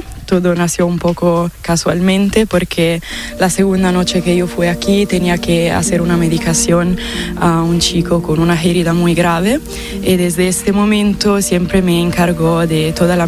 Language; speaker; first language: Spanish; non-native, fluent; Italian